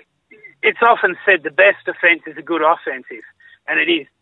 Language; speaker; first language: English; native; English